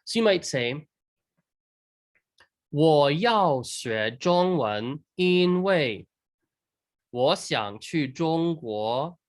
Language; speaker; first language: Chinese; non-native, fluent; English